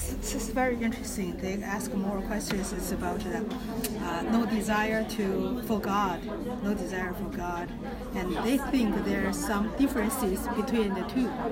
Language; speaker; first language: English; non-native, fluent; Chinese